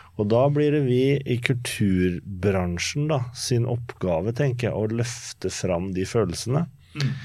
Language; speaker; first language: Norwegian; native; Norwegian